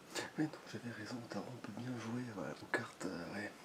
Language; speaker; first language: French; native; French